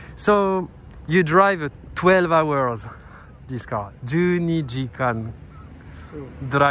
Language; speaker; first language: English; non-native, learner; French